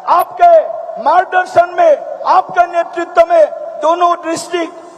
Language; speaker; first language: Hindi; non-native, local second language; Assamese